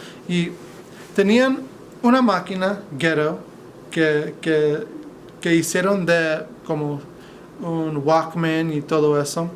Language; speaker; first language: Spanish; non-native, fluent; English